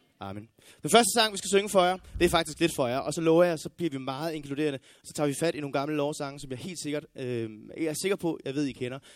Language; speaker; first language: Danish; native; Danish